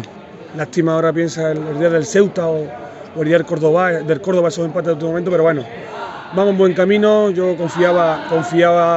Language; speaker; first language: Spanish; native; Spanish